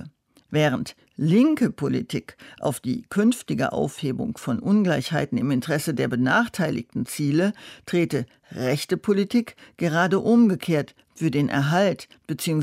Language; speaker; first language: German; native; German